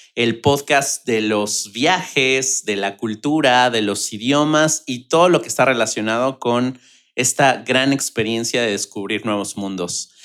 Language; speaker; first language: Spanish; native; Spanish